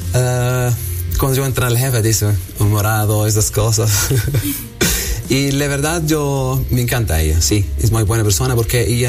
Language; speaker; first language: Spanish; non-native, learner; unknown